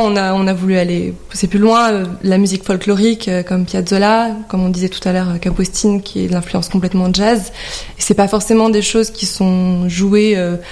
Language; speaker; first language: French; native; French